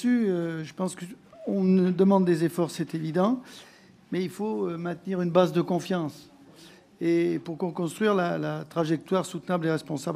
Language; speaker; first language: French; native; French